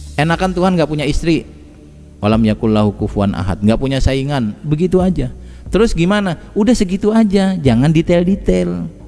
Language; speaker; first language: Indonesian; native; Indonesian